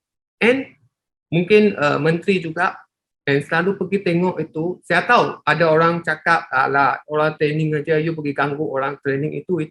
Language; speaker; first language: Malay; non-native, local second language; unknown